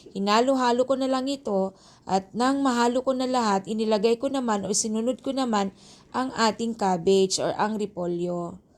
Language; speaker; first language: Filipino; native; Filipino